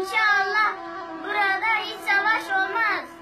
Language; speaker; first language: Turkish; early bilingual, other home language; Arabic